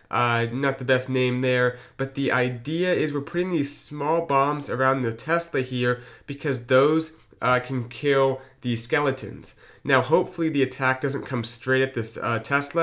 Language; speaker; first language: English; native; English